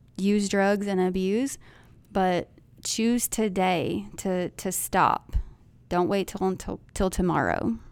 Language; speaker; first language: English; native; English